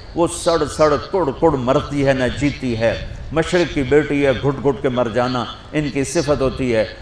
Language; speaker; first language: Urdu; non-native, local second language; Punjabi